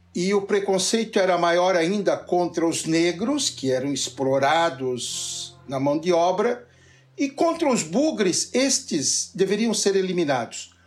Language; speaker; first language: Portuguese; native; Portuguese